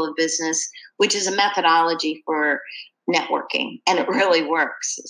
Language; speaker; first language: English; native; English